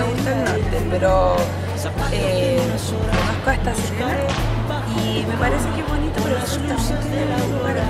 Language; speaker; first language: Spanish; native; Spanish